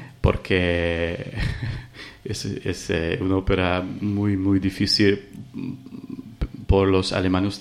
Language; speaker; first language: Spanish; non-native, learner; Hungarian